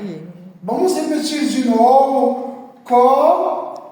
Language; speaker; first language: Portuguese; non-native, fluent; Hindi